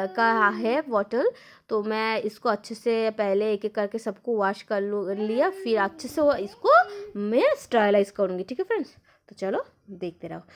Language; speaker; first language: Hindi; non-native, local second language; Bangla